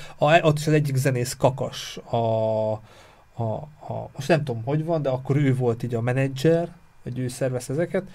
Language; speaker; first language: Hungarian; native; Hungarian